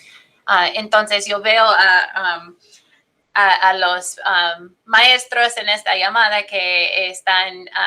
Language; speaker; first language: Spanish; non-native, fluent; English